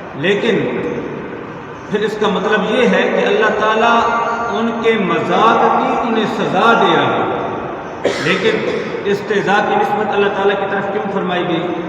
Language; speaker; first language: Urdu; non-native, local second language; Punjabi